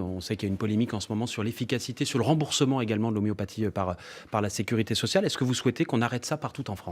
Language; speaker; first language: French; native; French